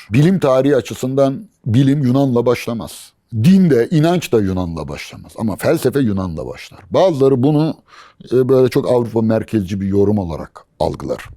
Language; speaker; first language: Turkish; native; Turkish